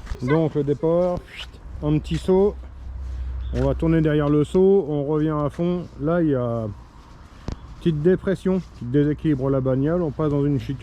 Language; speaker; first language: French; native; French